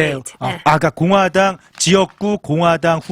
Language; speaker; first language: Korean; native; Korean